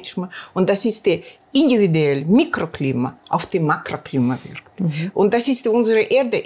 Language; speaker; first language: German; non-native, learner; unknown